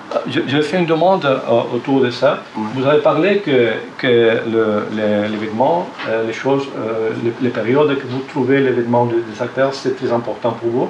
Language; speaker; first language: French; non-native, fluent; Spanish